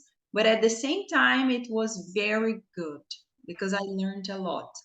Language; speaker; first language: English; non-native, fluent; Portuguese